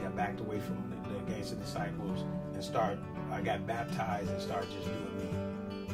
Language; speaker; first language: English; native; English